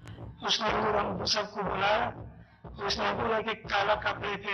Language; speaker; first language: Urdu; non-native, local second language; Pashto